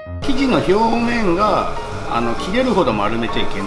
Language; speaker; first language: Japanese; native; Japanese